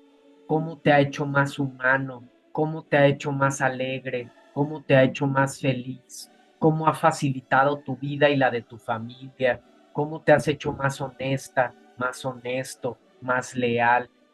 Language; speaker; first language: Spanish; native; Spanish